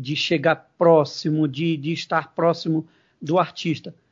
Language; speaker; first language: Portuguese; native; Portuguese